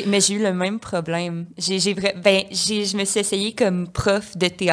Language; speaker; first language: French; native; French